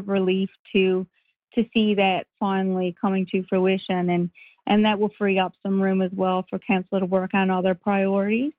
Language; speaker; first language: English; native; English